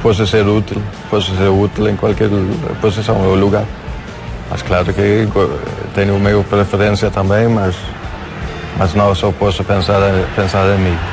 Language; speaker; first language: Portuguese; non-native, fluent; Swedish